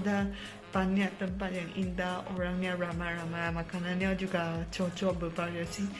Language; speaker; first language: Indonesian; non-native, fluent; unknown